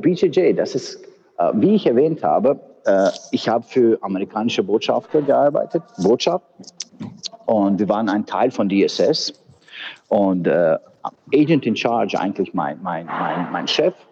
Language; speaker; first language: German; non-native, fluent; Bosnian